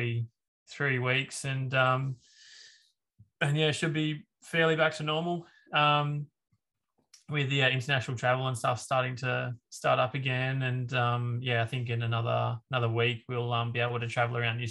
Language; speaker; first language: English; native; English